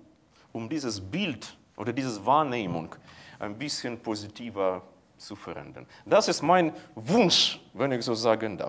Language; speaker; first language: German; non-native, fluent; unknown